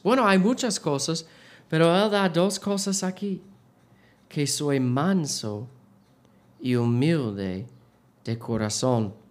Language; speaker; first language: Spanish; non-native, learner; English